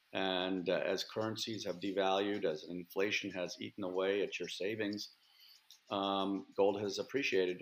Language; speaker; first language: English; native; English